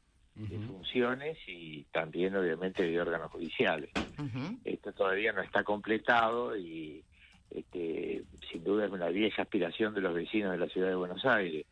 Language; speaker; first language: Spanish; native; Spanish